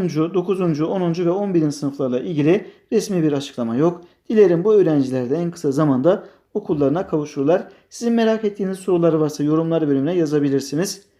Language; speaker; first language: Turkish; native; Turkish